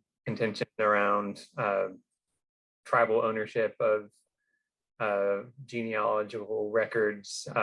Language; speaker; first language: English; native; English